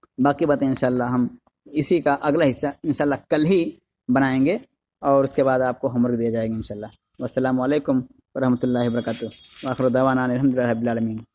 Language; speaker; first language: Urdu; native; Urdu